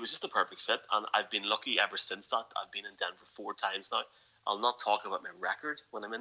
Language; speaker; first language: English; native; English